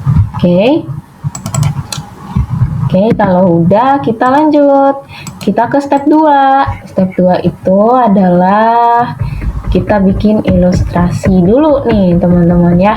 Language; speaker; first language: Indonesian; native; Indonesian